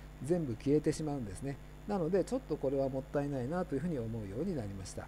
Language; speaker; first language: Japanese; native; Japanese